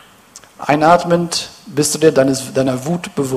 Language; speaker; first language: German; native; German